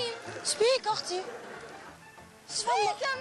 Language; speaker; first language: Arabic; native; Arabic